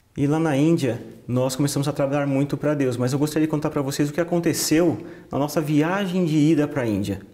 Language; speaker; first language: Portuguese; native; Portuguese